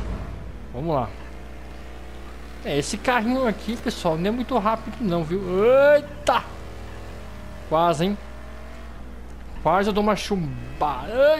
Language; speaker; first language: Portuguese; native; Portuguese